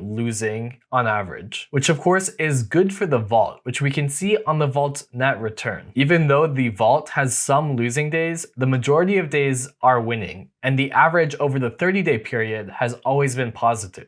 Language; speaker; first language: English; native; English